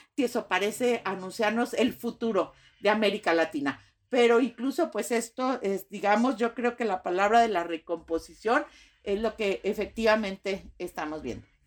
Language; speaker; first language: Spanish; native; Spanish